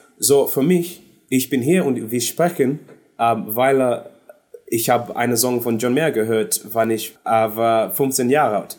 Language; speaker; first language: German; non-native, learner; English